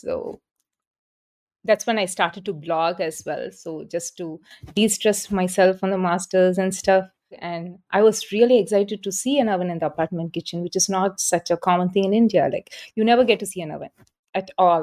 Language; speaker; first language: English; non-native, local second language; Tamil